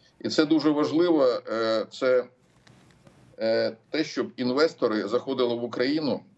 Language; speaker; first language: Ukrainian; non-native, local second language; Russian